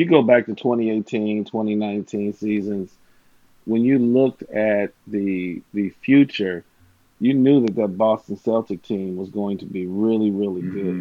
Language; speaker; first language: English; native; English